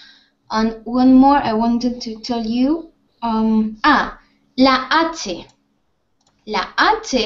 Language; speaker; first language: English; non-native, fluent; Spanish